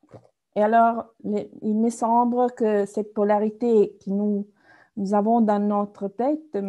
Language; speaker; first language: French; non-native, fluent; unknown